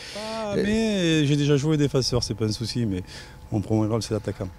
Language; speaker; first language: French; native; French